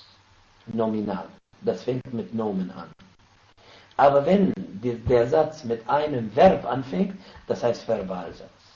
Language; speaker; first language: German; non-native, fluent; Arabic